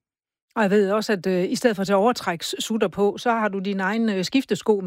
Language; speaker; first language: Danish; native; Danish